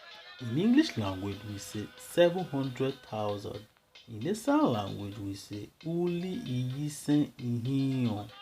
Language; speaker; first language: English; non-native, local second language; Esan